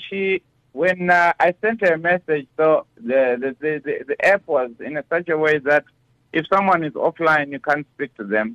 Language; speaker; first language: English; non-native, local second language; Shona